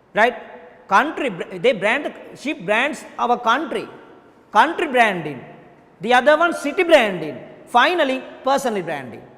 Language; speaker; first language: English; non-native, local second language; Sinhala